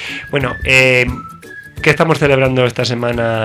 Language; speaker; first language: Spanish; native; Spanish